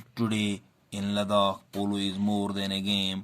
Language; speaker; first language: English; non-native, local second language; Urdu